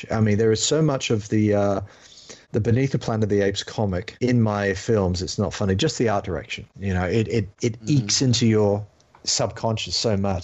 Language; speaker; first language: English; native; English